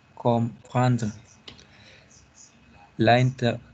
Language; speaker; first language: French; non-native, learner; Spanish